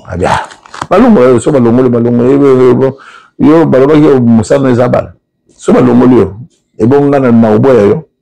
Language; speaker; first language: Lingala; non-native, local second language; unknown